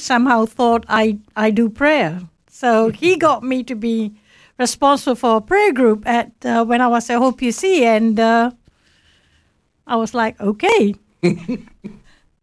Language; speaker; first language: English; non-native, local second language; Malayalam